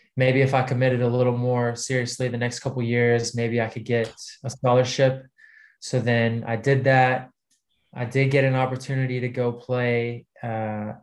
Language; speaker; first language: English; native; English